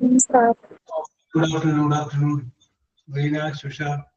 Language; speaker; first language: English; non-native, fluent; Malayalam